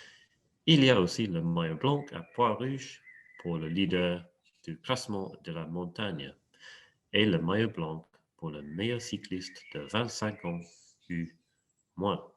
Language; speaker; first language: French; non-native, fluent; English